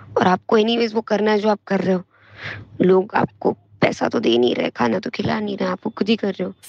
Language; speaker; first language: Hindi; native; Hindi